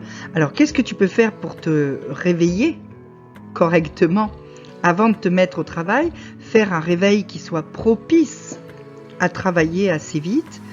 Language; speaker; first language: French; native; French